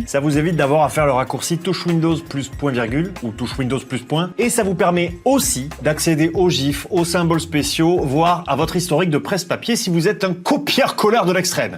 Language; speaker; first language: French; native; French